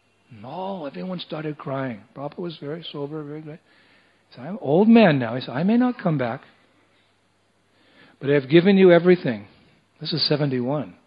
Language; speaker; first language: English; native; English